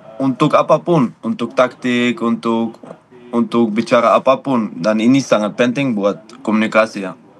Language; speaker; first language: Indonesian; non-native, learner; Dutch